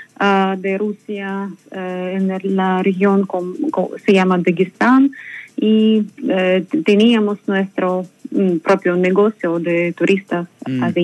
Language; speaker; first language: Spanish; non-native, learner; Russian